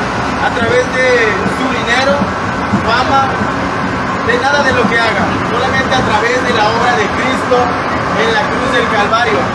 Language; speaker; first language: Spanish; native; Spanish